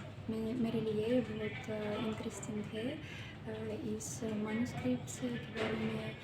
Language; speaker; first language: Hindi; non-native, learner; Russian